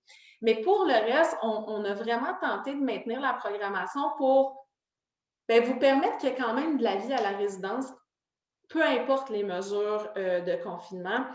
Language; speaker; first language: French; native; French